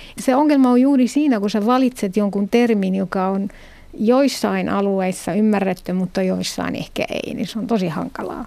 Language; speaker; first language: Finnish; non-native, fluent; Arabic